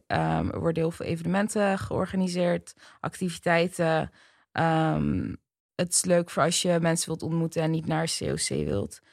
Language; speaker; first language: Dutch; early bilingual, other home language; Turkish